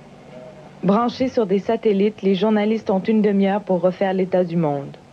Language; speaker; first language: French; native; French